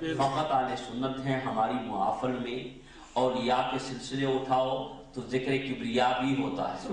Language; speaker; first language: Urdu; non-native, local second language; Pashto